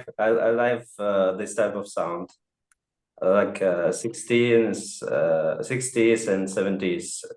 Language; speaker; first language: English; non-native, fluent; Russian